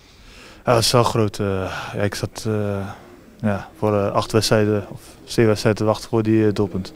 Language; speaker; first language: Dutch; early bilingual, heritage; Japanese